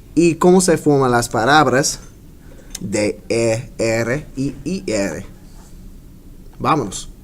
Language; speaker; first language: Spanish; non-native, fluent; English